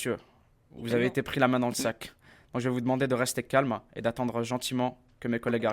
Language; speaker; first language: French; native; French